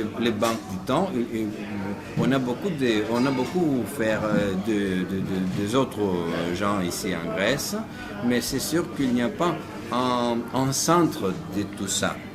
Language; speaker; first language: French; non-native, fluent; Greek